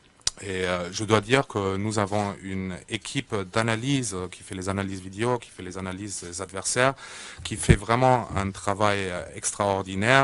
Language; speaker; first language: French; native; French